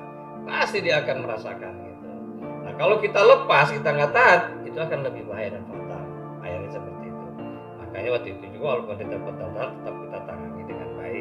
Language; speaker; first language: Indonesian; native; Indonesian